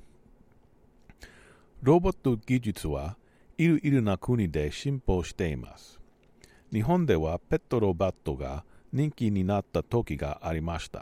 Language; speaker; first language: Japanese; non-native, learner; English